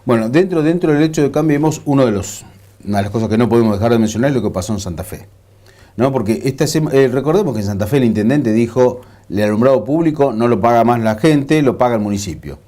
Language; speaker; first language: Spanish; native; Spanish